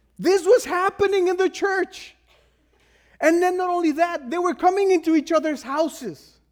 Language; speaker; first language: English; non-native, fluent; Spanish